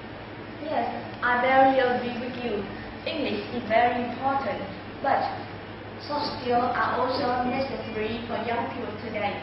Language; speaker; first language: English; non-native, learner; Vietnamese